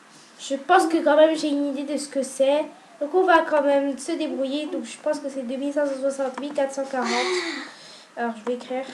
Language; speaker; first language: French; native; French